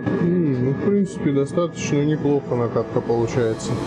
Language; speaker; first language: Russian; native; Russian